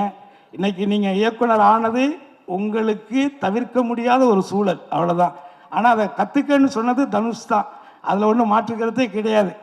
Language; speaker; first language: Tamil; native; Tamil